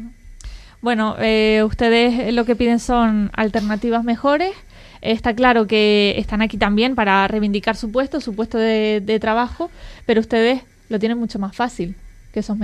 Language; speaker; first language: Spanish; native; Spanish